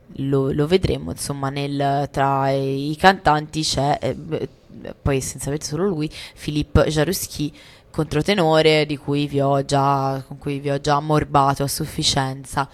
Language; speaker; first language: Italian; native; Italian